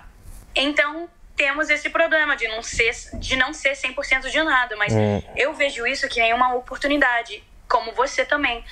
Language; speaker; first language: Portuguese; early bilingual, heritage; Portuguese